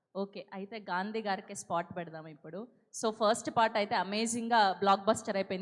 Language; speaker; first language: Telugu; native; Telugu